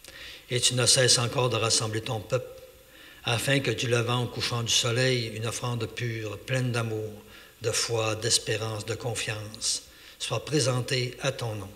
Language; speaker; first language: French; native; French